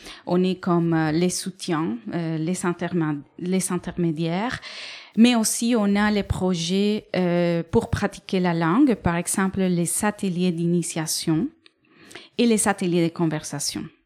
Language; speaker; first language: French; non-native, fluent; Spanish